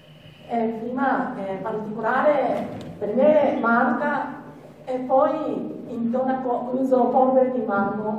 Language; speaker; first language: Italian; non-native, learner; Japanese